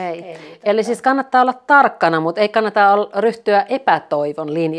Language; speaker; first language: Finnish; native; Finnish